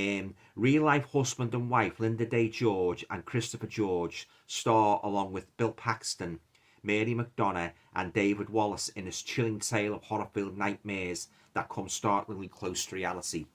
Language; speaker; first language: English; native; English